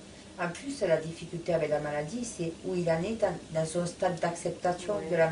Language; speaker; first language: French; native; French